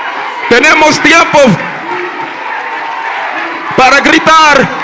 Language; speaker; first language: Spanish; non-native, learner; English